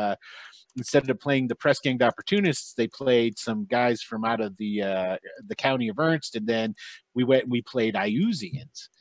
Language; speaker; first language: English; native; English